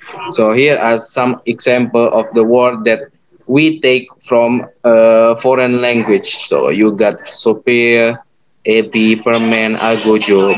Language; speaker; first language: English; non-native, learner; Indonesian